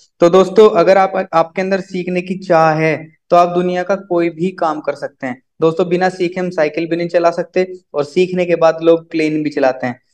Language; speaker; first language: Hindi; native; Hindi